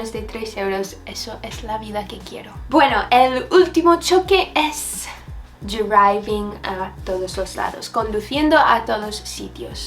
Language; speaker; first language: Spanish; non-native, fluent; English